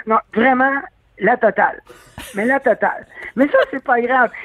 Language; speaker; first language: French; native; French